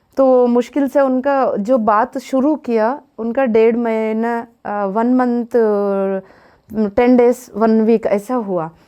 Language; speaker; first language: Hindi; non-native, local second language; Telugu